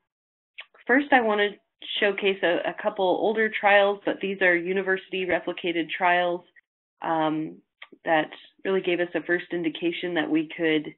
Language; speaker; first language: English; native; English